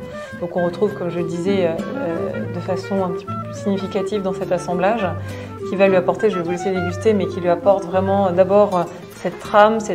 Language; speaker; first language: French; native; French